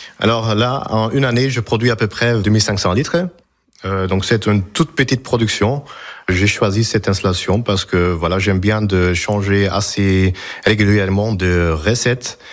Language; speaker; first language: French; non-native, local second language; Dutch